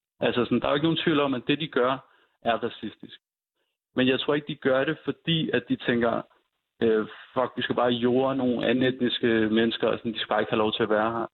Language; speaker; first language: Danish; early bilingual, other home language; Punjabi